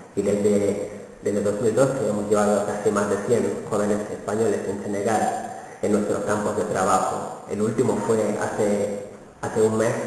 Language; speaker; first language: Spanish; non-native, fluent; Wolof